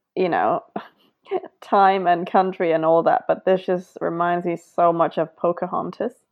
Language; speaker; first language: English; non-native, local second language; Cantonese